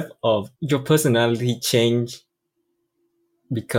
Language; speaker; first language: English; non-native, fluent; Vietnamese